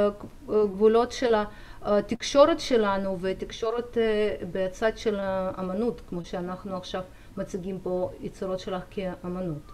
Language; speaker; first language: Hebrew; non-native, fluent; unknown